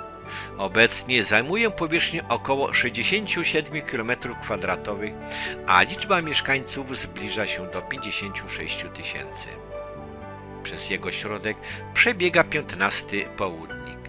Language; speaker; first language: Polish; native; Polish